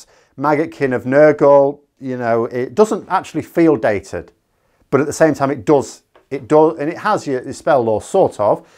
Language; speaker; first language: English; native; English